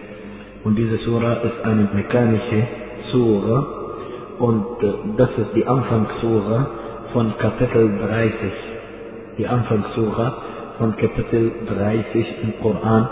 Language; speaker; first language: German; non-native, fluent; Arabic